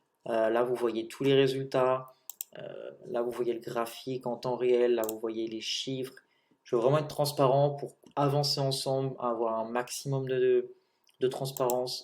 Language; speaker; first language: French; native; French